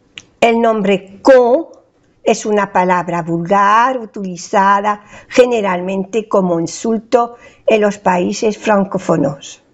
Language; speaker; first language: Spanish; non-native, fluent; French